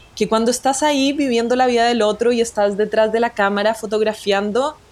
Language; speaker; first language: Spanish; native; Spanish